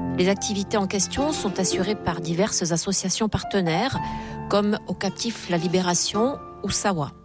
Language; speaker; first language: French; native; French